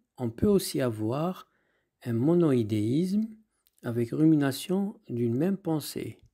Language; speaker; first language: French; non-native, local second language; Arabic